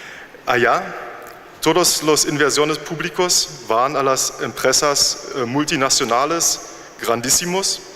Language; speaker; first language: Spanish; non-native, learner; German